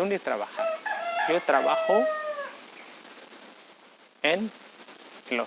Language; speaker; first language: Spanish; non-native, fluent; Indonesian